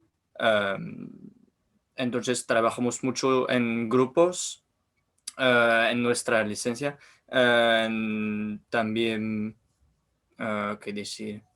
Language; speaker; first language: Spanish; non-native, learner; French